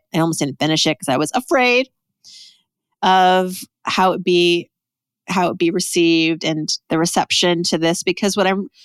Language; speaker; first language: English; early bilingual, other home language; Persian